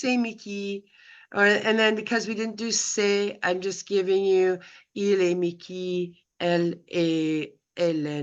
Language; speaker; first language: French; non-native, fluent; English